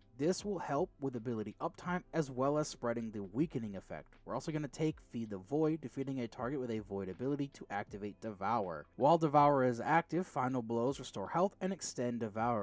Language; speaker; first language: English; native; English